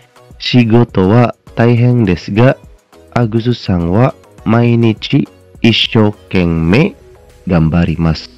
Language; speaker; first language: Japanese; non-native, fluent; Indonesian